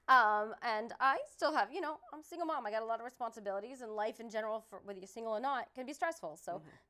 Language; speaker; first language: English; native; English